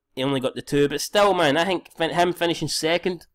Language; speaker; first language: English; native; English